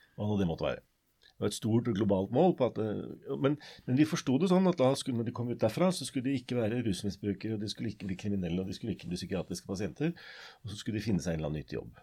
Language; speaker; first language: Norwegian; native; Norwegian